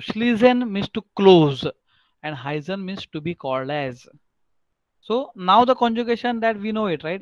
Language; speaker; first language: English; non-native, local second language; Marathi